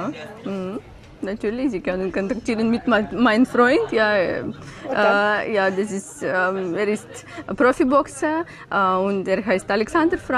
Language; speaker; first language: German; non-native, learner; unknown